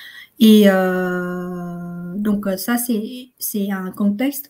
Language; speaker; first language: French; non-native, fluent; Vietnamese